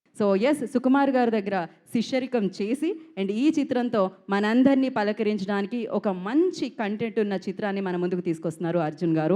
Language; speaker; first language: Telugu; native; Telugu